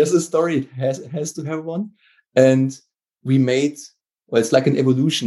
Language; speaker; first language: English; non-native, fluent; German